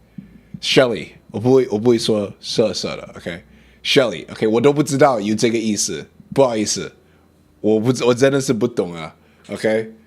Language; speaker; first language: Chinese; non-native, learner; English